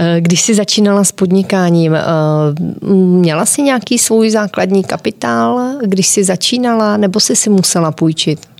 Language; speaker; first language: Czech; native; Czech